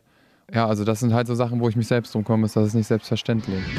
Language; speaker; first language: German; native; German